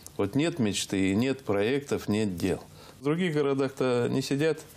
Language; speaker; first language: Russian; native; Russian